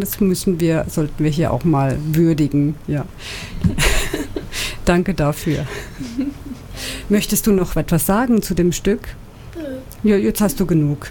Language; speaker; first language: German; native; German